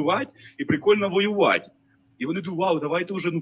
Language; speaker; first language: Ukrainian; native; Ukrainian